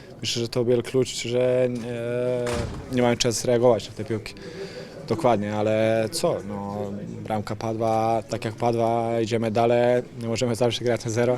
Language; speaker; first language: Polish; non-native, fluent; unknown